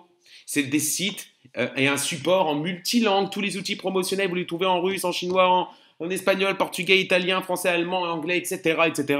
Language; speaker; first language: French; native; French